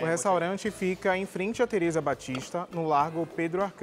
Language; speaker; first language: Portuguese; native; Portuguese